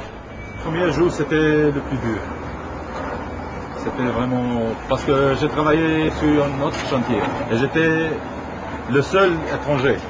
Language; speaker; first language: French; non-native, fluent; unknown